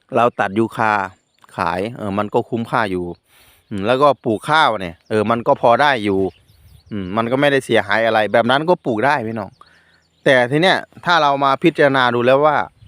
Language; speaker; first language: Thai; non-native, local second language; Northeastern Thai